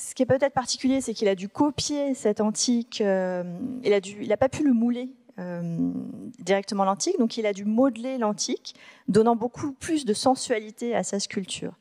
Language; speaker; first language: French; native; French